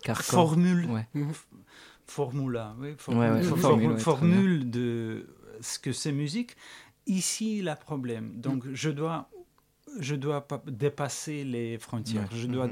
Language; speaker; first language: French; non-native, fluent; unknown